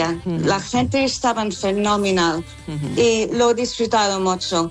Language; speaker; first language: Spanish; non-native, learner; English